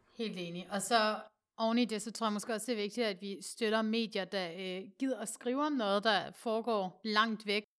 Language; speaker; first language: Danish; native; Danish